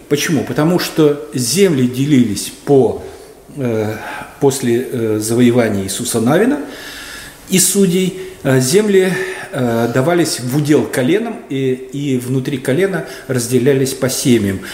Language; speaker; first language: Russian; native; Russian